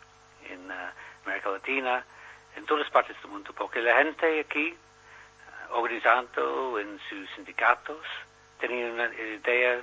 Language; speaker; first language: Spanish; non-native, learner; English